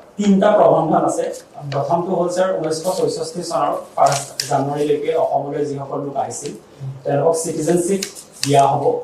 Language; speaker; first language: Assamese; native; Assamese